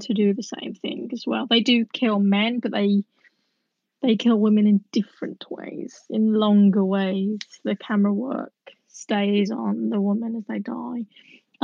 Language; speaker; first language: English; native; English